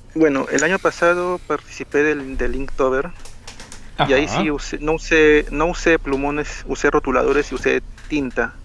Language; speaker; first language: Spanish; native; Spanish